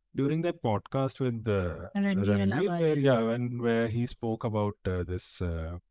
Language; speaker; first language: English; non-native, local second language; Tulu